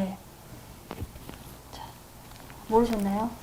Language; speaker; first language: Korean; native; Korean